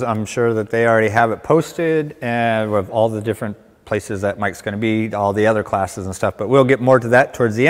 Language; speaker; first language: English; native; English